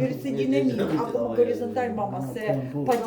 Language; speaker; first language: French; non-native, learner; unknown